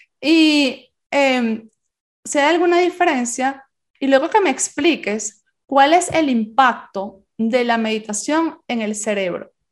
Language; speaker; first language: Spanish; native; Spanish